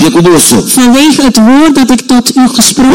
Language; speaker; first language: Dutch; non-native, local second language; Papiamento